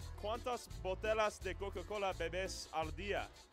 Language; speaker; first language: Spanish; non-native, learner; English